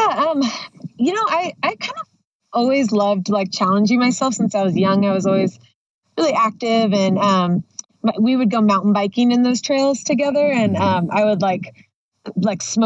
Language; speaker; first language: English; native; English